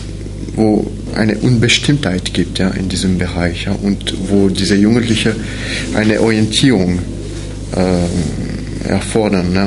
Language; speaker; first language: German; non-native, fluent; French